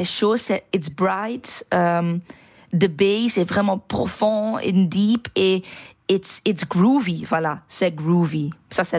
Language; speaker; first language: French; non-native, learner; Dutch